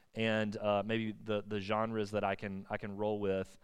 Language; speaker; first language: English; native; English